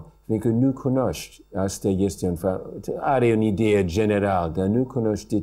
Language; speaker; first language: Romanian; early bilingual, heritage; English